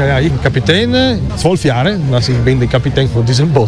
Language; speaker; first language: German; non-native, learner; Italian